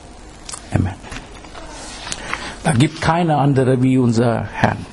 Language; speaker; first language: German; non-native, fluent; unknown